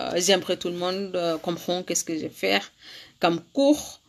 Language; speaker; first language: French; non-native, learner; Arabic